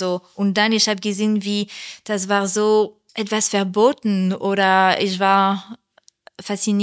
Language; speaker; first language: German; non-native, learner; French